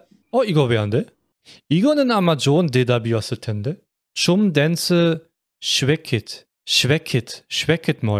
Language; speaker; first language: Korean; non-native, fluent; German